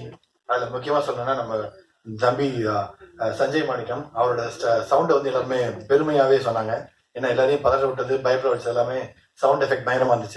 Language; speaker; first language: Tamil; native; Tamil